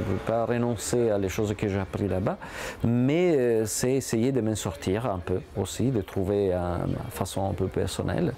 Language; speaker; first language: French; non-native, fluent; Italian